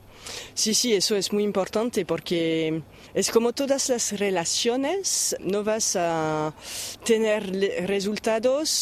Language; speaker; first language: Spanish; non-native, fluent; French